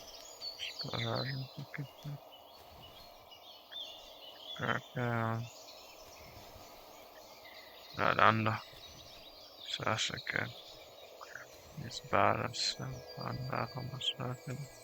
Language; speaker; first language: Spanish; non-native, learner; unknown